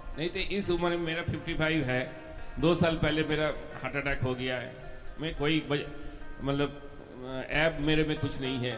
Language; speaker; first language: Hindi; non-native, local second language; Bangla